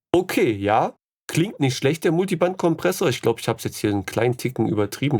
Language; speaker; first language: German; native; German